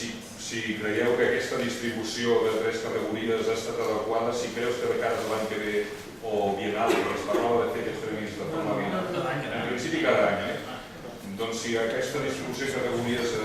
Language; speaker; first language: Catalan; native; Catalan